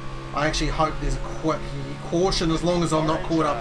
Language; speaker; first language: English; native; English